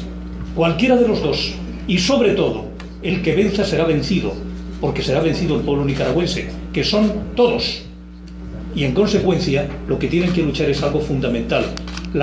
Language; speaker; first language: Spanish; native; Spanish